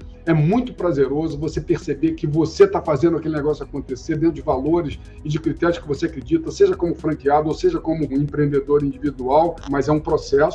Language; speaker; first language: Portuguese; native; Portuguese